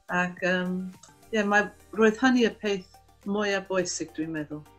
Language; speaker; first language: Welsh; non-native, fluent; English